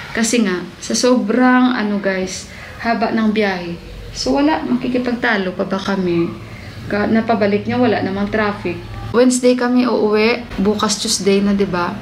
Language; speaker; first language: Filipino; native; Filipino